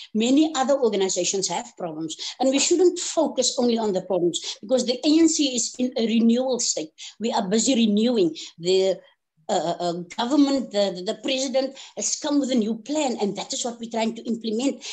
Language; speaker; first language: English; non-native, local second language; Afrikaans